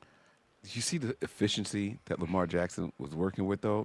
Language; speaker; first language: English; native; English